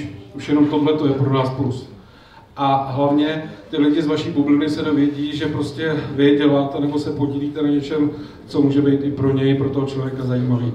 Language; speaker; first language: Czech; native; Czech